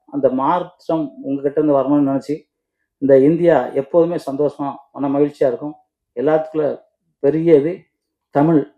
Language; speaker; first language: Tamil; native; Tamil